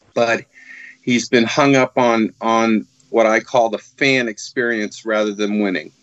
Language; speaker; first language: English; native; English